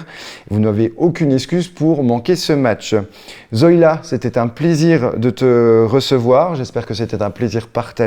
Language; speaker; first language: French; native; French